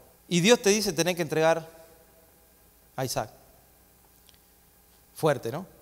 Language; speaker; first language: Spanish; native; Spanish